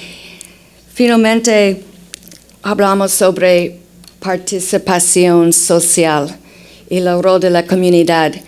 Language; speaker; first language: Spanish; non-native, fluent; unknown